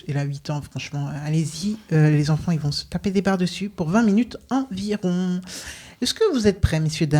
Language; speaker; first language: French; native; French